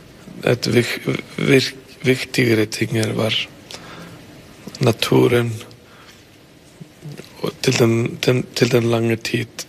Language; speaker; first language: Danish; non-native, fluent; Icelandic